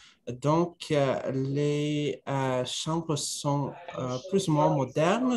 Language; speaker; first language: French; non-native, fluent; Russian